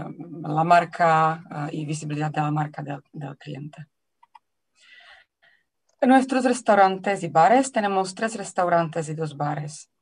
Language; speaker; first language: Spanish; non-native, fluent; Czech